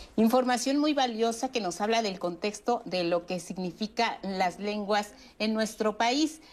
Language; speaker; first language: Spanish; native; Spanish